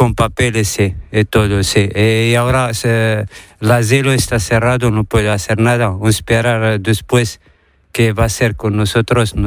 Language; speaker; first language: Spanish; non-native, learner; Arabic